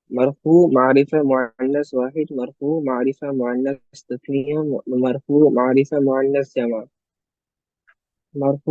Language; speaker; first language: Arabic; non-native, learner; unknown